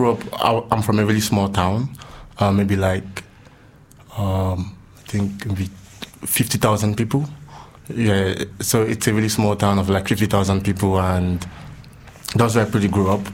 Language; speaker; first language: English; non-native, local second language; Igbo